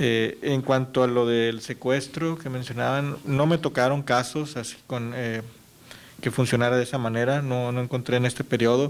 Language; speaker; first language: Spanish; native; Spanish